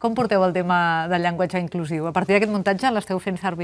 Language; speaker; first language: Catalan; native; Catalan